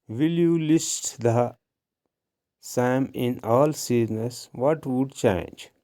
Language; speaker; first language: English; non-native, local second language; Urdu